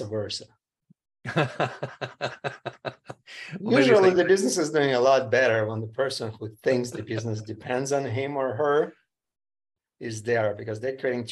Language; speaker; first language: English; non-native, fluent; Ukrainian